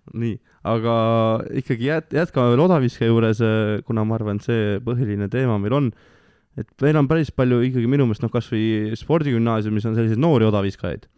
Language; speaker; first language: Estonian; native; Estonian